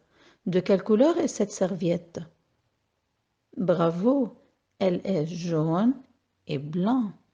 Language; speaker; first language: French; non-native, local second language; Arabic